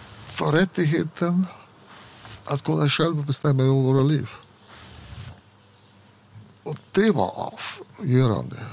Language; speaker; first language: Swedish; non-native, fluent; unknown